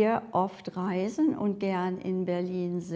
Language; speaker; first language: German; non-native, fluent; English